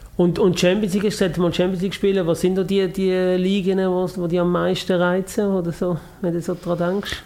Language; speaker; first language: German; native; German